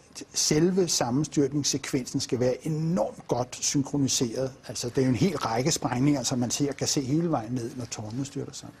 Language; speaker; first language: Danish; native; Danish